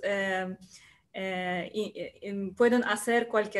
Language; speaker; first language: Spanish; non-native, learner; Russian